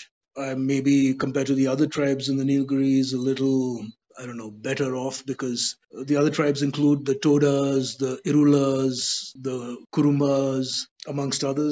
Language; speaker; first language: English; non-native, local second language; Badaga